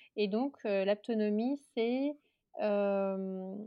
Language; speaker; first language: French; native; French